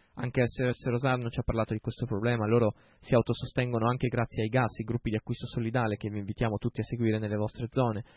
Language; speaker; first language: Italian; native; Italian